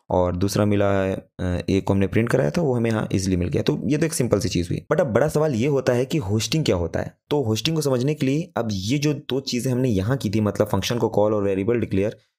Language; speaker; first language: Hindi; native; Hindi